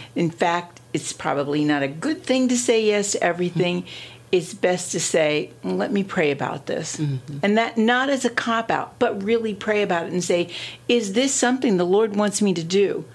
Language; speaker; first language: English; native; English